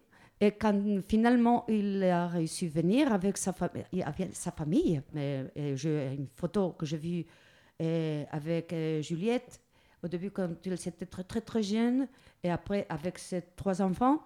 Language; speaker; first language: French; non-native, fluent; Spanish